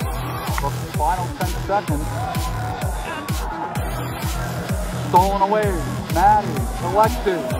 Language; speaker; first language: English; native; English